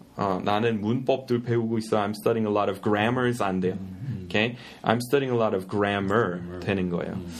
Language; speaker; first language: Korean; non-native, fluent; English